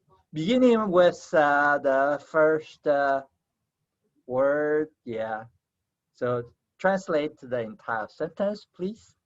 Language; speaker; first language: English; non-native, fluent; Chinese